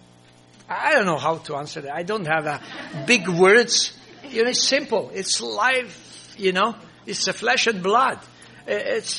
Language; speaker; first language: English; non-native, fluent; Croatian